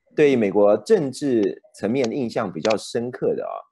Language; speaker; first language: Chinese; native; Chinese